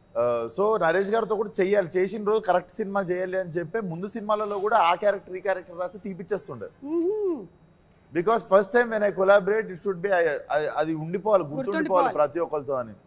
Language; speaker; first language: Telugu; native; Telugu